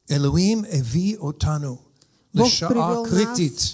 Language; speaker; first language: Hebrew; non-native, fluent; English